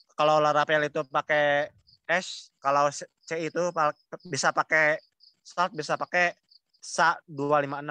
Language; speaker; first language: Indonesian; native; Indonesian